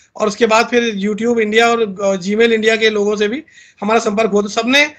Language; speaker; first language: Hindi; native; Hindi